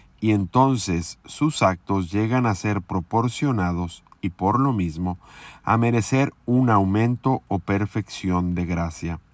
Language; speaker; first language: Spanish; native; Spanish